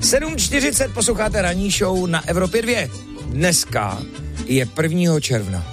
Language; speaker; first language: Czech; native; Czech